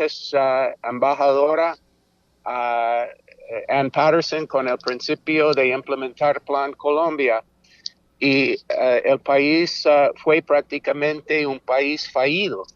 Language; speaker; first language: Spanish; non-native, fluent; English